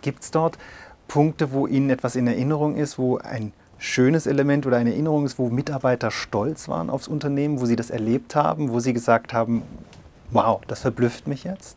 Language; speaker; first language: German; native; German